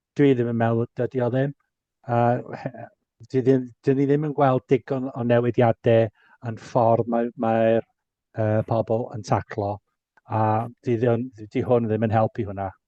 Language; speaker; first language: Welsh; native; Welsh